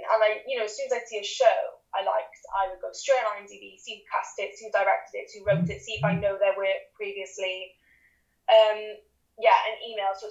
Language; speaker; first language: English; native; English